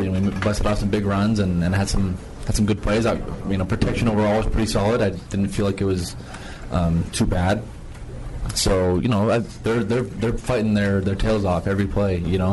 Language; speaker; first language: English; native; English